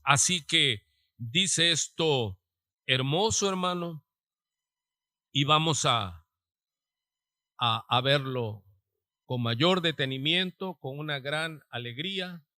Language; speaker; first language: Spanish; native; Spanish